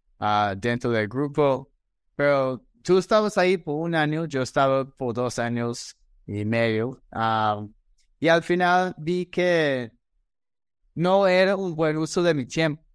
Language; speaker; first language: Spanish; non-native, fluent; English